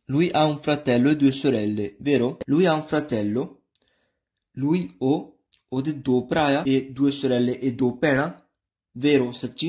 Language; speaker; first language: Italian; non-native, fluent; Punjabi